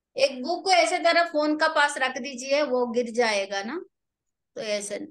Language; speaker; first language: Hindi; non-native, local second language; Telugu